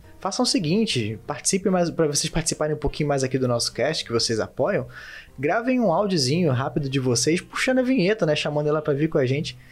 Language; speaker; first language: Portuguese; native; Portuguese